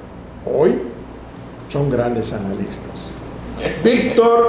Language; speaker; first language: Spanish; native; Spanish